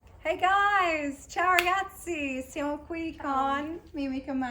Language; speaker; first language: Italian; non-native, fluent; English